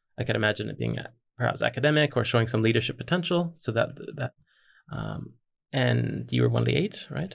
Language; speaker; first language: English; native; English